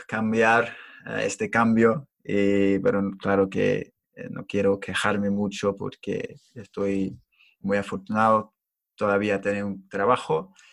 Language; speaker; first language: Spanish; non-native, learner; English